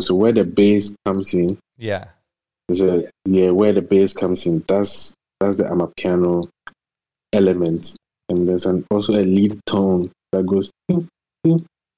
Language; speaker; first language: English; non-native, local second language; Akan